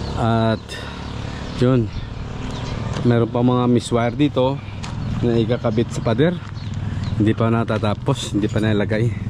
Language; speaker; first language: Filipino; non-native, local second language; Hiligaynon